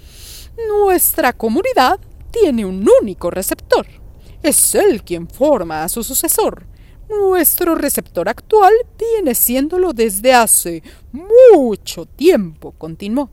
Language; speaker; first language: Spanish; native; Spanish